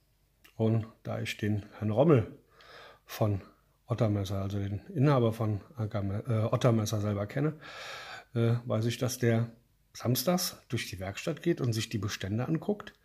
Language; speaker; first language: German; native; German